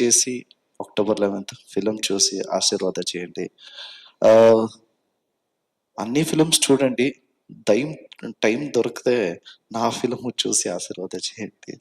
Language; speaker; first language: Telugu; non-native, learner; Kannada